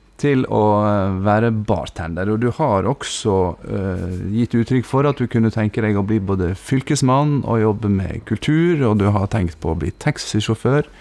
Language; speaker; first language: Norwegian; native; Norwegian